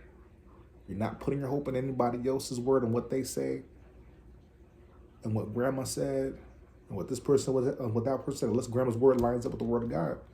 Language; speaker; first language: English; native; English